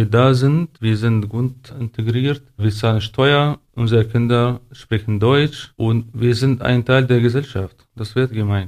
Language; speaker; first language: German; non-native, fluent; Arabic